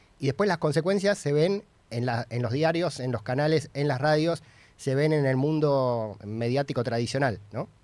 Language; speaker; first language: Spanish; native; Spanish